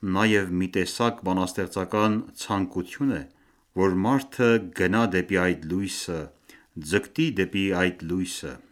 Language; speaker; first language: Armenian; early bilingual, heritage; Armenian